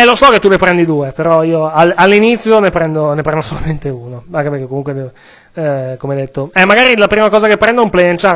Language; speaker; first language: Italian; native; Italian